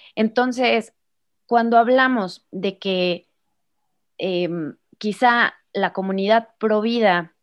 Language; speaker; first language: Spanish; native; Spanish